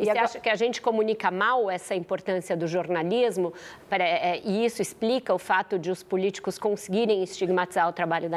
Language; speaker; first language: Portuguese; native; Portuguese